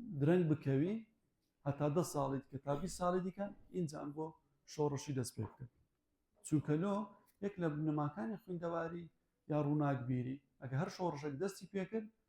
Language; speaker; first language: Central Kurdish; non-native, local second language; Kurdish